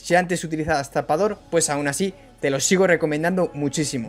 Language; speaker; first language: Spanish; native; Spanish